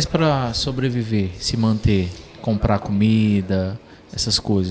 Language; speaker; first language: Portuguese; native; Portuguese